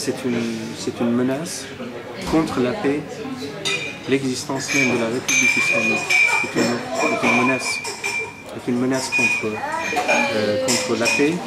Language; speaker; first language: French; non-native, fluent; Persian